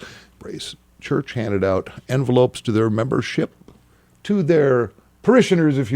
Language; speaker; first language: English; native; English